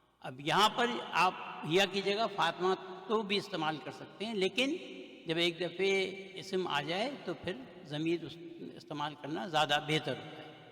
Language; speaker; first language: Urdu; native; Urdu